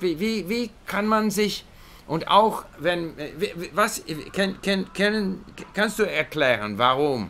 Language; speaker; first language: German; non-native, learner; English